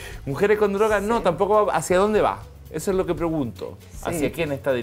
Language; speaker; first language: Spanish; native; Spanish